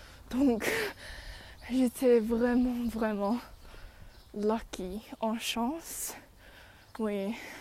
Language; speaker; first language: French; non-native, learner; Chinese